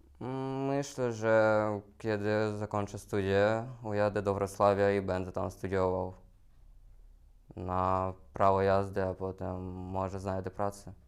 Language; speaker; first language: Polish; non-native, learner; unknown